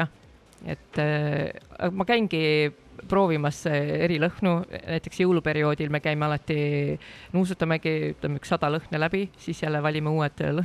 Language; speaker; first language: Estonian; native; Estonian